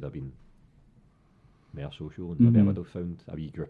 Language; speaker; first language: English; non-native, local second language; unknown